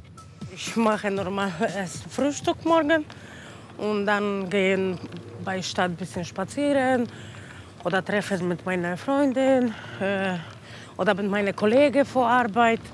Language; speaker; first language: German; non-native, learner; Polish